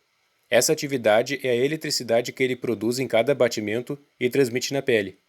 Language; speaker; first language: Portuguese; native; Portuguese